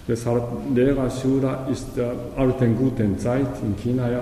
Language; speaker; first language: German; non-native, learner; Japanese